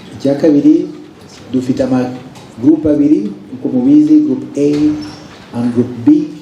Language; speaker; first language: Kinyarwanda; native; Kinyarwanda